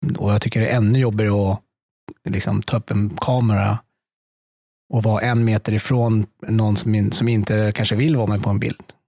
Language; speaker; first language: Swedish; early bilingual, other home language; Persian